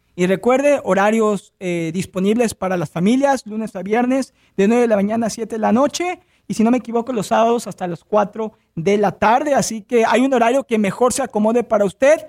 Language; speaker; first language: Spanish; native; Spanish